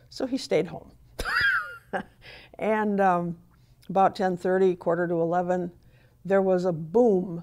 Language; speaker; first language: English; native; English